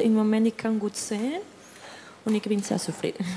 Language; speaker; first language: German; non-native, learner; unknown